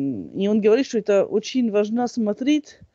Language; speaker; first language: Russian; non-native, fluent; French